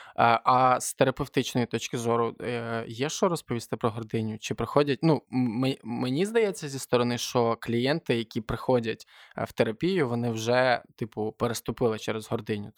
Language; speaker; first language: Ukrainian; native; Ukrainian